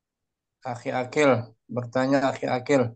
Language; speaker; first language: Indonesian; native; Indonesian